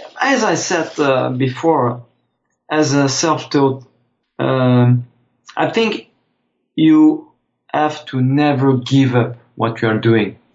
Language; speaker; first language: English; non-native, fluent; French